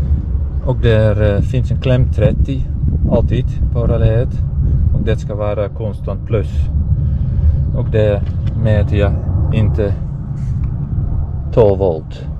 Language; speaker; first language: Swedish; non-native, fluent; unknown